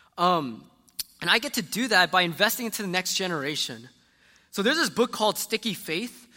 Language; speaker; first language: English; early bilingual, other home language; Korean